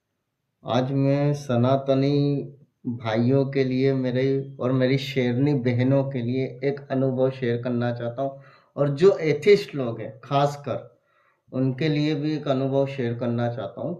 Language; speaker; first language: Hindi; native; Hindi